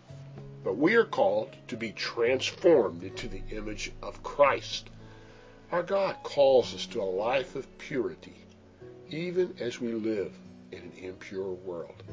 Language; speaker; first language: English; native; English